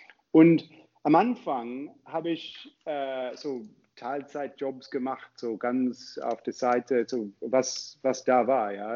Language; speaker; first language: German; non-native, fluent; English